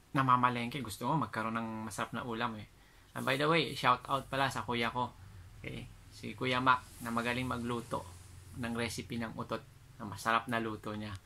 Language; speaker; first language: Filipino; non-native, local second language; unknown